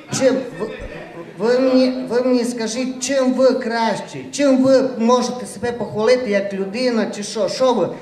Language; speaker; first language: Ukrainian; native; Ukrainian